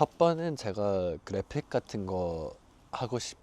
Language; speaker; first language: Korean; early bilingual, heritage; English